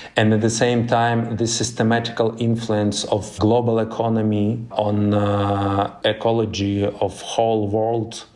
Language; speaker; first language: English; non-native, fluent; Ukrainian